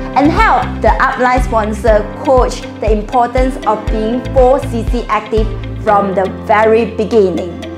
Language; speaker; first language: English; non-native, local second language; Chinese